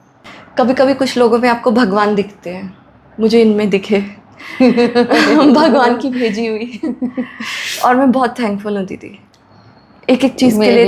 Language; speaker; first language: Hindi; native; Hindi